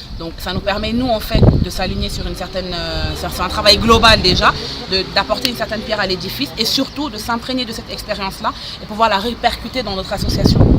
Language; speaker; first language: French; non-native, local second language; Arabic